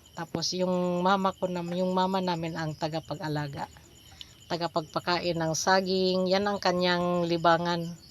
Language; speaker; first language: Filipino; non-native, local second language; Cebuano